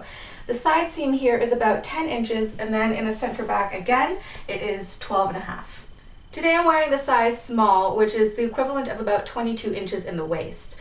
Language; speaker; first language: English; native; English